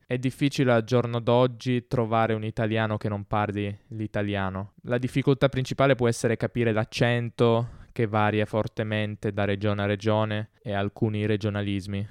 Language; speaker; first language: Italian; native; Italian